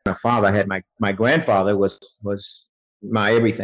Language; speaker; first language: English; native; English